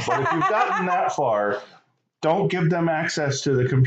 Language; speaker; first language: English; native; English